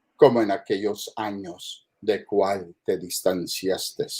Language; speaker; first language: Spanish; early bilingual, heritage; Spanish